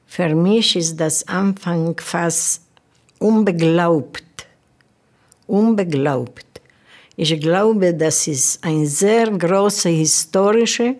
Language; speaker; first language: German; non-native, learner; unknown